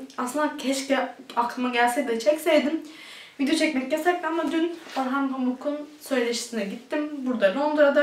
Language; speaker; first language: Turkish; early bilingual, heritage; Turkish